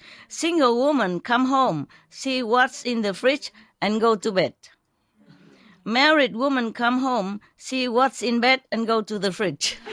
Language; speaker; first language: English; non-native, fluent; Vietnamese